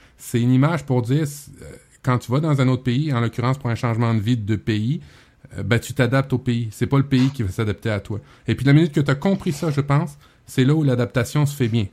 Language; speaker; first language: French; native; French